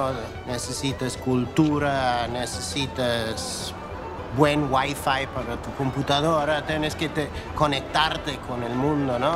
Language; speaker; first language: Spanish; non-native, fluent; English